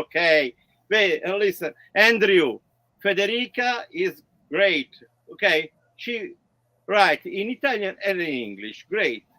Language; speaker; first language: English; non-native, learner; Italian